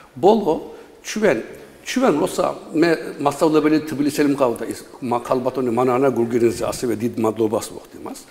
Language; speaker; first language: Georgian; non-native, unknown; Turkish